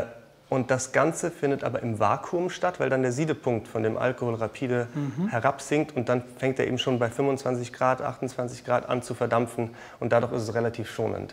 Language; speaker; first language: German; native; German